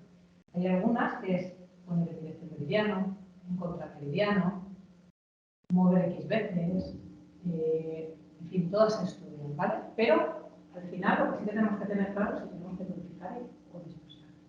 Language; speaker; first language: Spanish; native; Spanish